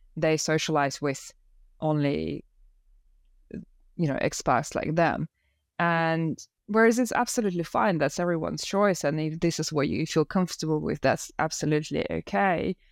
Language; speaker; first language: English; non-native, fluent; Russian